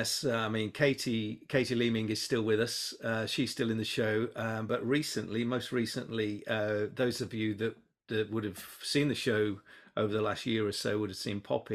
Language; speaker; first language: English; native; English